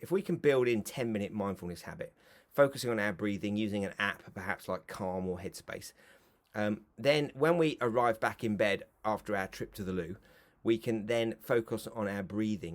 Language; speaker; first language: English; native; English